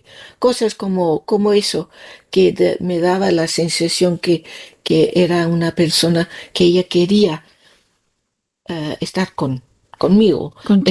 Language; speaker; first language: Spanish; non-native, learner; Danish